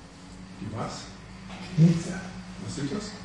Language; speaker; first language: German; native; German